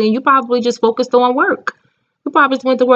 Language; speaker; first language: English; native; English